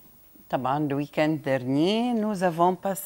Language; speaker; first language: French; non-native, fluent; Arabic